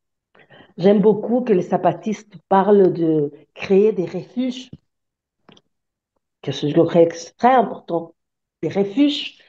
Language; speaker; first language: French; non-native, fluent; Spanish